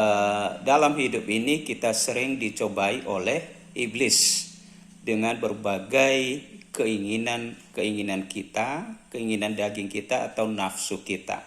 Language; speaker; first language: Indonesian; native; Indonesian